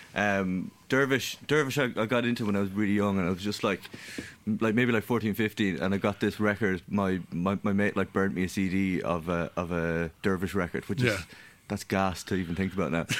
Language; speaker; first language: English; native; English